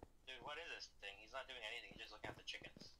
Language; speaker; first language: English; native; English